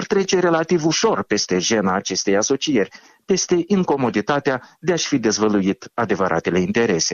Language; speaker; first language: Romanian; native; Romanian